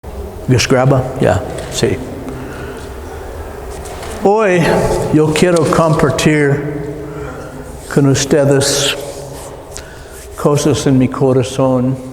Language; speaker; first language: Spanish; non-native, learner; English